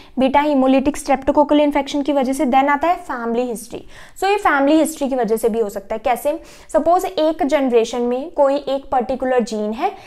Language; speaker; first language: Hindi; native; Hindi